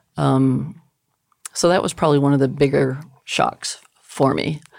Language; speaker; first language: English; native; English